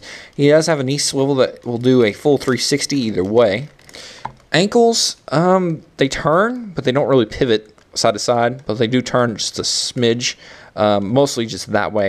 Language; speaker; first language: English; native; English